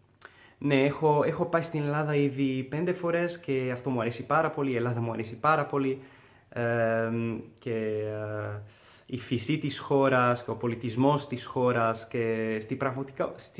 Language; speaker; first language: Greek; non-native, learner; English